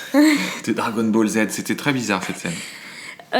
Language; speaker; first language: French; native; French